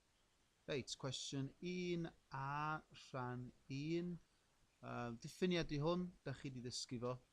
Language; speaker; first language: Welsh; native; Welsh